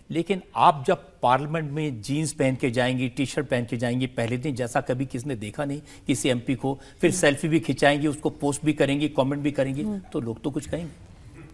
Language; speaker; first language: Hindi; native; Hindi